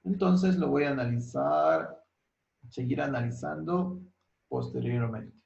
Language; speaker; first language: Spanish; native; Spanish